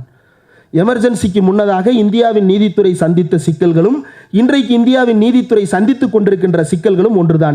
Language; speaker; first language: Tamil; native; Tamil